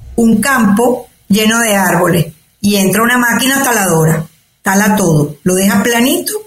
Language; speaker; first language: Spanish; native; Spanish